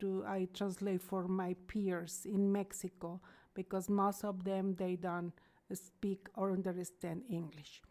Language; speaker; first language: English; non-native, learner; Spanish